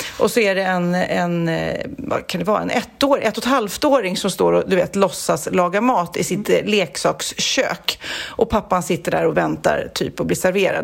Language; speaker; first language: Swedish; native; Swedish